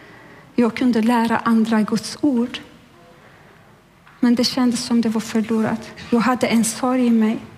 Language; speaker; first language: Swedish; non-native, fluent; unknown